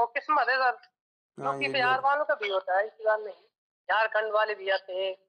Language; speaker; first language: Hindi; native; Hindi